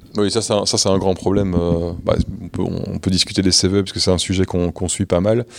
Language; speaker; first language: French; native; French